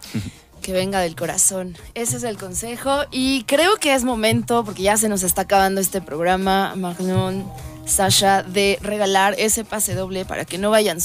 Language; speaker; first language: Spanish; native; Spanish